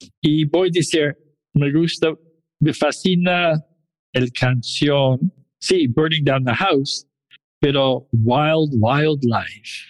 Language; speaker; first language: Spanish; non-native, fluent; English